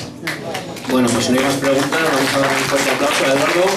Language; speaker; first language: Spanish; native; Spanish